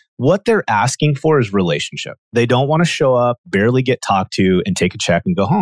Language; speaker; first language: English; native; English